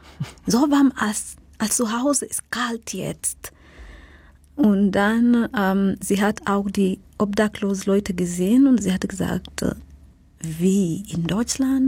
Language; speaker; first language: German; non-native, fluent; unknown